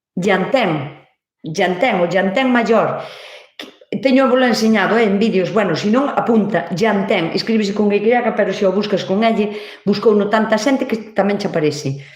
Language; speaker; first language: Galician; native; Galician